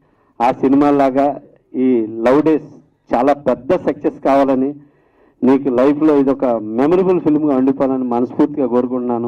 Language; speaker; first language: Telugu; native; Telugu